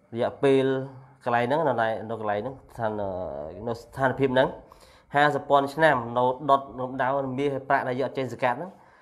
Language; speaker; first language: Khmer; non-native, local second language; Eastern Cham